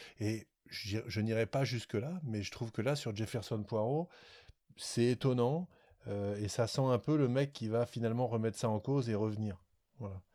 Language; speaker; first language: French; native; French